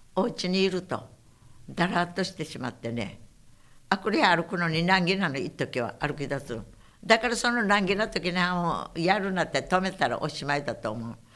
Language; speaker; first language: Japanese; native; Japanese